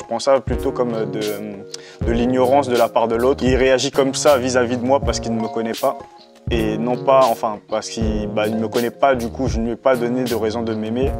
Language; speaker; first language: French; native; French